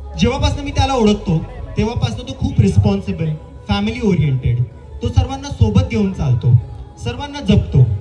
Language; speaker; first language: Marathi; non-native, local second language; Gujarati